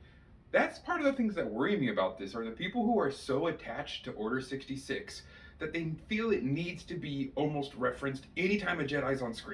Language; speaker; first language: English; native; English